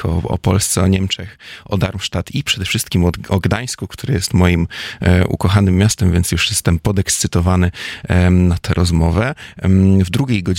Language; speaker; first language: German; non-native, fluent; Polish